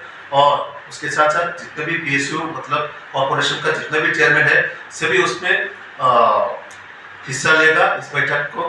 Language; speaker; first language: Hindi; non-native, local second language; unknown